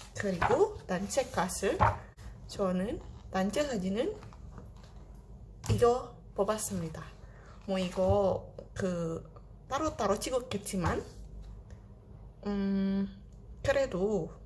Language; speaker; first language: Korean; non-native, fluent; Indonesian